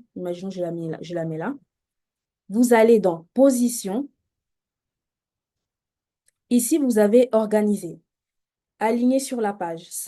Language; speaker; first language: French; native; French